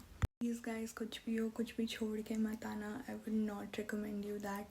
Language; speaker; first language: Hindi; native; Hindi